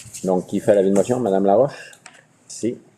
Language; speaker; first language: French; native; French